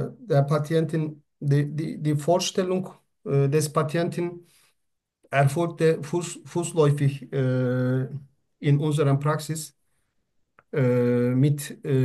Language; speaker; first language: German; non-native, learner; Turkish